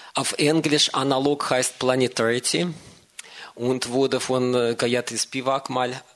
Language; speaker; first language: German; non-native, fluent; Russian